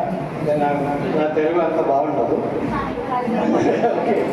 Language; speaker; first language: Telugu; non-native, fluent; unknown